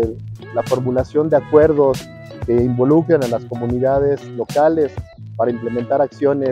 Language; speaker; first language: Spanish; native; Spanish